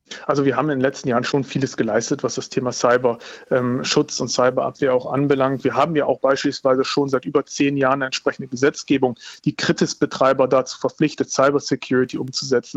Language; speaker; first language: German; native; German